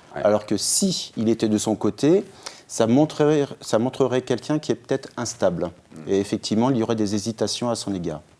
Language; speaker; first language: French; native; French